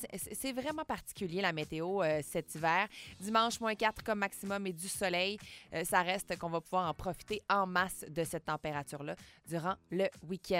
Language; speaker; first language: French; native; French